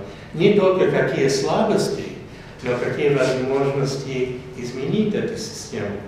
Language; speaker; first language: Russian; non-native, fluent; English